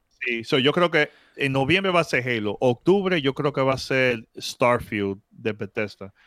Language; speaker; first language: Spanish; early bilingual, heritage; Spanish